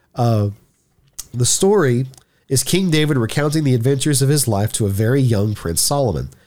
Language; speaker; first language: English; native; English